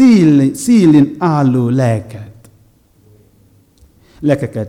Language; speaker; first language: Hungarian; non-native, learner; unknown